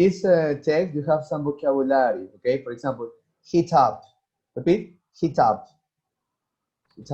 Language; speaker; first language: English; non-native, fluent; Spanish